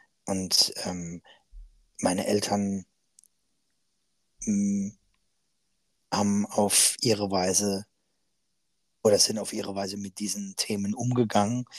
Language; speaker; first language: German; native; German